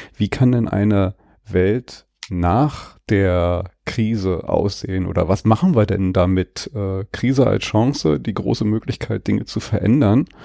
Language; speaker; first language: German; native; German